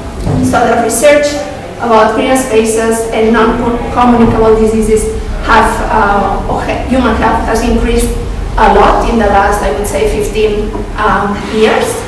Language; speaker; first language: English; non-native, fluent; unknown